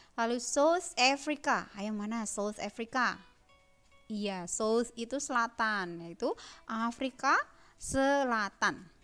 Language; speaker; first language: Indonesian; native; Indonesian